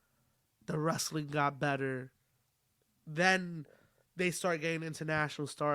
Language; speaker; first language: English; native; English